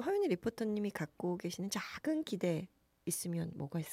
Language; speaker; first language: Korean; native; Korean